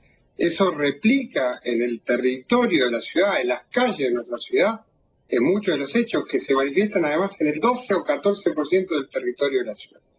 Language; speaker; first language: Spanish; native; Spanish